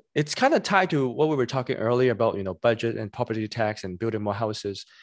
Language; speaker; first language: English; non-native, local second language; Cantonese